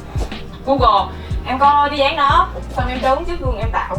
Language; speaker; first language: Vietnamese; native; Vietnamese